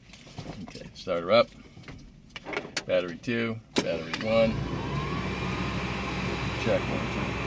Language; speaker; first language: English; native; English